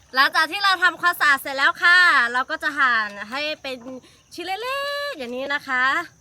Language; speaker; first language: Thai; non-native, local second language; Lahu